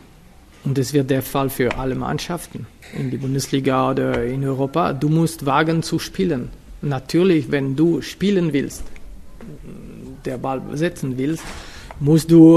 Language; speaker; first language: German; non-native, fluent; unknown